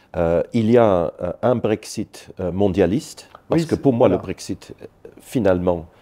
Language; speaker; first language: French; non-native, fluent; English